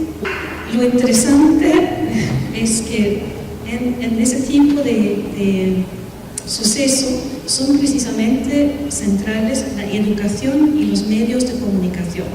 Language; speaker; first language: Spanish; non-native, fluent; Swedish